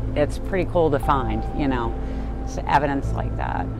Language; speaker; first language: English; native; English